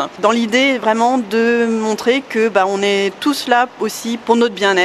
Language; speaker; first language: French; native; French